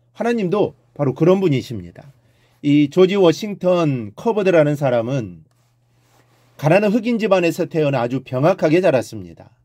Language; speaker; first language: Korean; native; Korean